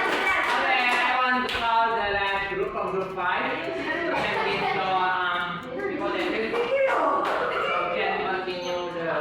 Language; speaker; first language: English; non-native, learner; Indonesian